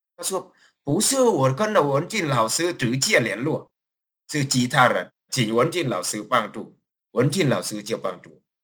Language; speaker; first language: Chinese; non-native, fluent; Vietnamese